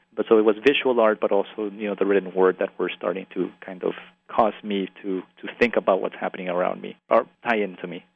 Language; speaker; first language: English; early bilingual, other home language; Spanish